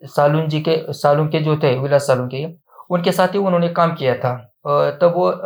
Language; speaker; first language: Hindi; non-native, local second language; Marathi